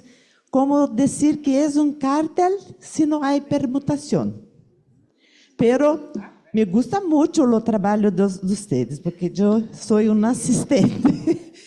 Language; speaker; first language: Spanish; non-native, learner; Portuguese